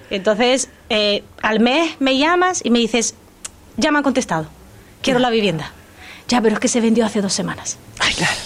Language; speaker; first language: Spanish; non-native, fluent; Romanian